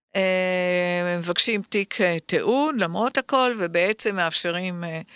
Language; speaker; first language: Hebrew; native; Hebrew